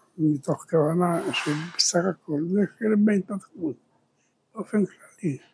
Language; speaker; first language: Hebrew; early bilingual, other home language; Spanish